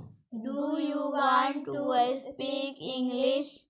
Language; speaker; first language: English; non-native, learner; Hindi